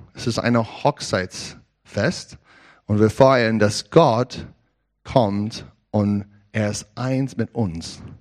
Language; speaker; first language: German; non-native, learner; English